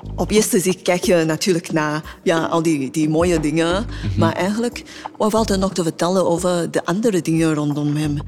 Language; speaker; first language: Dutch; non-native, fluent; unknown